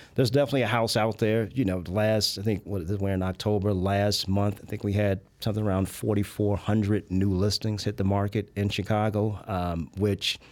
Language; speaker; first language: English; native; English